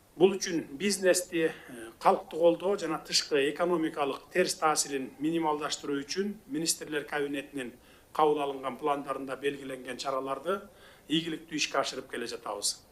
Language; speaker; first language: Kyrgyz; native; Kyrgyz